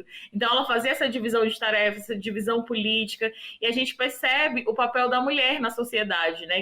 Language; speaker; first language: Portuguese; native; Portuguese